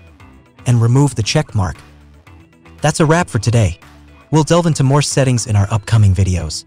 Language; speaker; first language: English; non-native, fluent; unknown